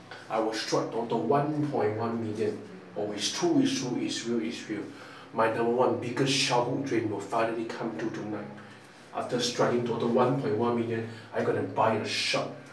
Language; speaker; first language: English; non-native, local second language; Chinese